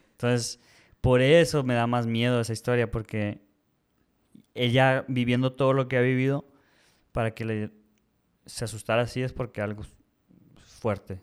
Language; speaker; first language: Spanish; early bilingual, heritage; Spanish